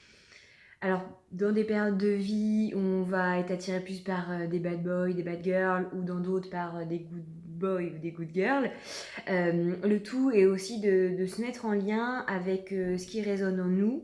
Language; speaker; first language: French; native; French